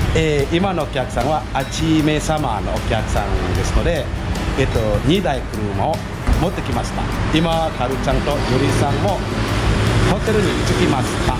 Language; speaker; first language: Japanese; non-native, fluent; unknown